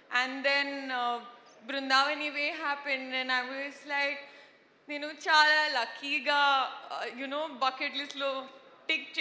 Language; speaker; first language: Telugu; non-native, learner; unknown